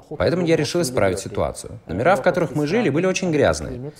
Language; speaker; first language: Russian; non-native, fluent; Norwegian